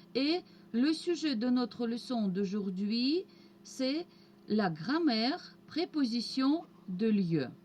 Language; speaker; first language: French; non-native, fluent; Russian